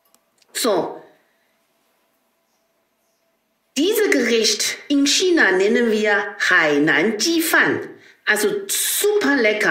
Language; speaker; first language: German; non-native, learner; Chinese